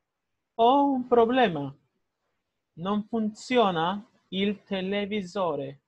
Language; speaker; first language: Italian; non-native, fluent; Spanish